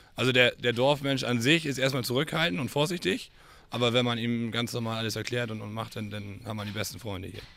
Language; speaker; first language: German; native; German